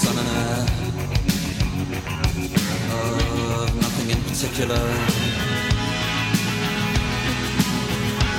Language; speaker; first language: English; native; English